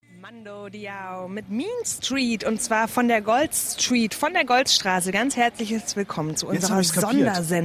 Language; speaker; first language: German; native; German